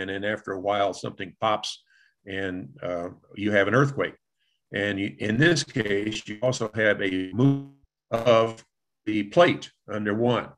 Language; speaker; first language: English; native; English